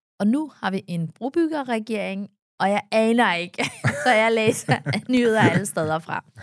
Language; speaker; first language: Danish; early bilingual, other home language; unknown